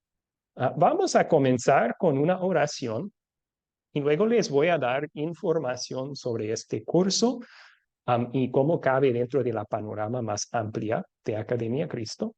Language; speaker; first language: Spanish; non-native, fluent; English